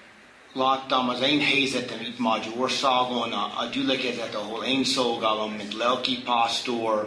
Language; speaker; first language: Hungarian; non-native, fluent; English